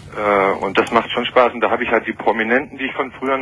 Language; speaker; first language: German; native; German